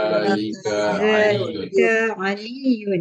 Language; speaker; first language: Arabic; non-native, learner; Malay